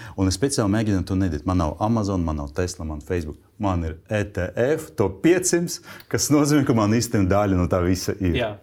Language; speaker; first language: Latvian; non-native, local second language; Russian